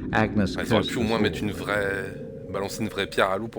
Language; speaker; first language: French; native; French